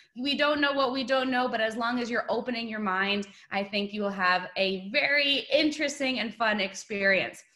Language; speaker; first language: English; native; English